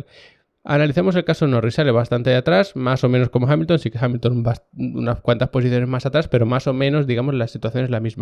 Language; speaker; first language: Spanish; native; Spanish